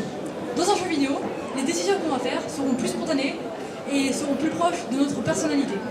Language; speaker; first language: French; native; French